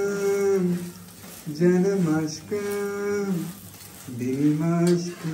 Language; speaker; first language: Turkish; non-native, learner; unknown